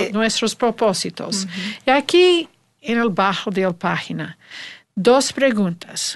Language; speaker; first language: Spanish; non-native, learner; English